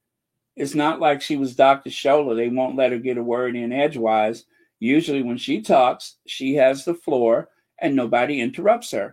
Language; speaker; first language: English; native; English